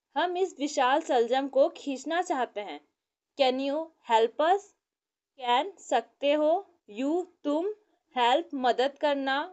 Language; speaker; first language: Hindi; native; Hindi